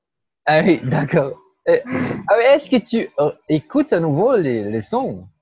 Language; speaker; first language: French; non-native, fluent; Portuguese